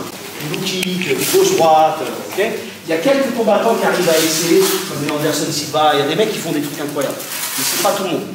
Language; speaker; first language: French; native; French